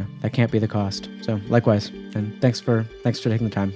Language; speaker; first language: English; native; English